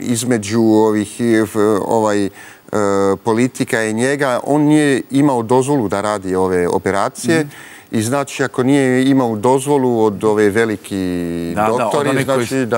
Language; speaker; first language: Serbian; early bilingual, heritage; French